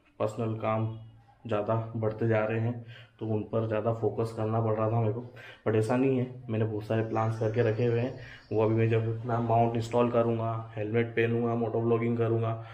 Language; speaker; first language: Hindi; native; Hindi